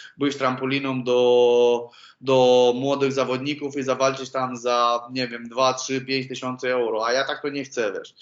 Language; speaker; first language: Polish; non-native, learner; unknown